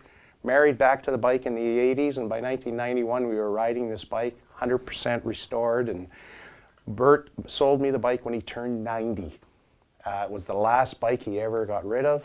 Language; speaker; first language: English; native; English